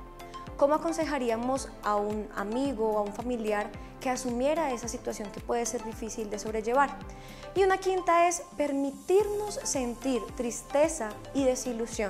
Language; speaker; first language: Spanish; native; Spanish